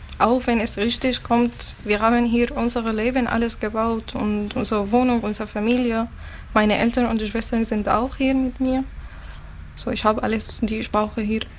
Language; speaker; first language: German; non-native, learner; Arabic